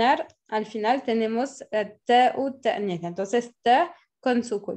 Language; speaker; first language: Spanish; non-native, fluent; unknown